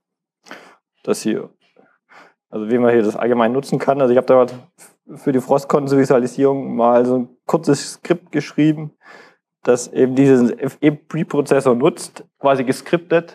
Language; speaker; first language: German; native; German